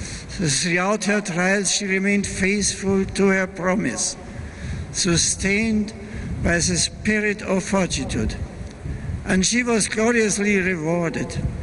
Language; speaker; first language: English; non-native, fluent; German